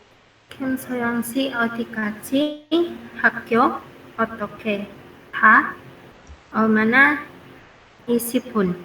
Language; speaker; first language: Korean; non-native, learner; Indonesian